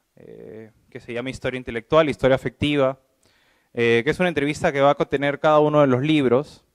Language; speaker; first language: Spanish; native; Spanish